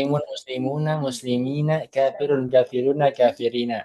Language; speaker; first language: Arabic; non-native, learner; Indonesian